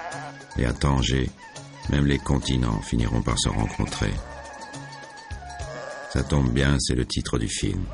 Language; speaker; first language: French; native; French